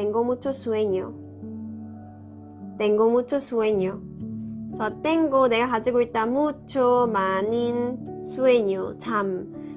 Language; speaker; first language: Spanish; non-native, fluent; Korean